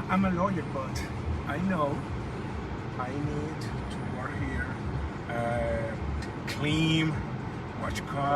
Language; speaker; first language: English; non-native, learner; Spanish